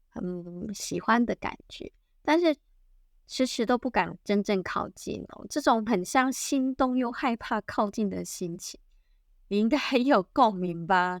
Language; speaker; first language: Chinese; native; Chinese